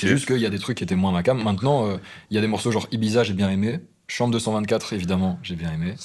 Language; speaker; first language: French; native; French